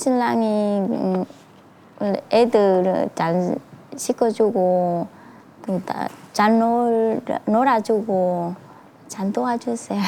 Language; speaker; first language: Korean; non-native, learner; Vietnamese